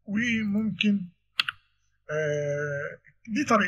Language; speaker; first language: Arabic; native; Arabic